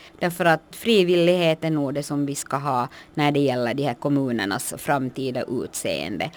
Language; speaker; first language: Swedish; native; Swedish